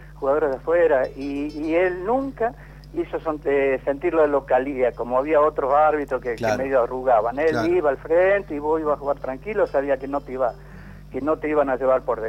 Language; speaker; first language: Spanish; native; Spanish